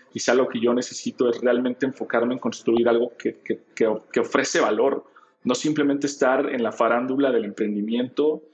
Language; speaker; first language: Spanish; native; Spanish